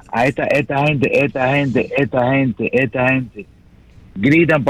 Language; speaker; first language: Spanish; native; Spanish